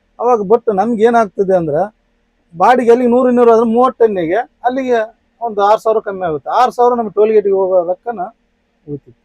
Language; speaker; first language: Kannada; native; Kannada